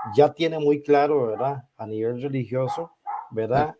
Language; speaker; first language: Spanish; native; Spanish